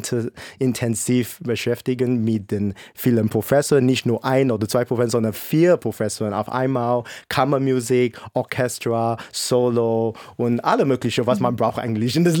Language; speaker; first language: German; non-native, fluent; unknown